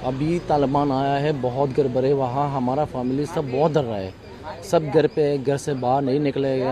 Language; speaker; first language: Hindi; non-native, learner; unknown